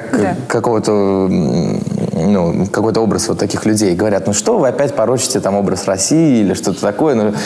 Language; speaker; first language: Russian; native; Russian